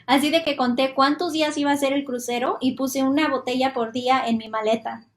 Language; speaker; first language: Spanish; non-native, fluent; Hungarian